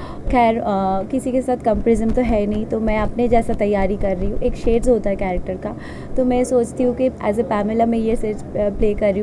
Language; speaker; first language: Hindi; non-native, local second language; Bangla